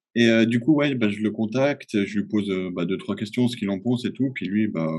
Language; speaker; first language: French; native; French